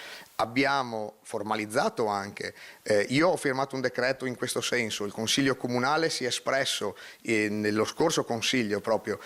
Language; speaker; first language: Italian; native; Italian